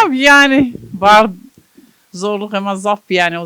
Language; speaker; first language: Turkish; non-native, local second language; Zaza